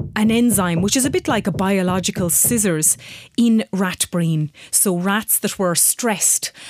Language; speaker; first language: English; native; English